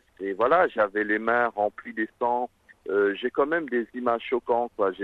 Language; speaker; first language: French; non-native, local second language; Morisyen